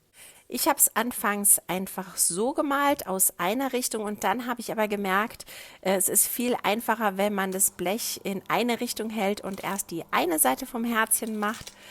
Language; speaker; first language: German; native; German